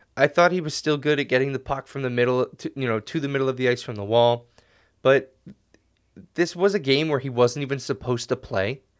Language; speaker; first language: English; native; English